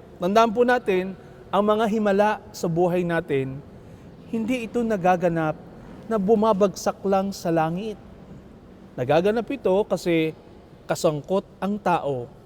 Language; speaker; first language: Filipino; native; Filipino